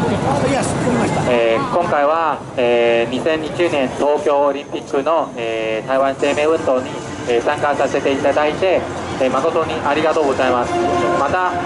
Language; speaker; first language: Japanese; non-native, fluent; Chinese